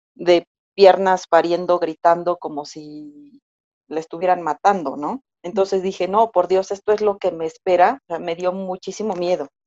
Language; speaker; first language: Spanish; native; Spanish